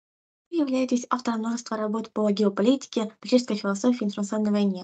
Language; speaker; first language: Russian; native; Russian